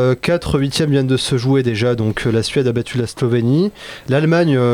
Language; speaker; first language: French; native; French